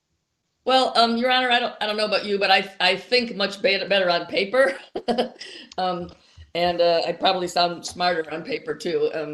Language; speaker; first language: English; native; English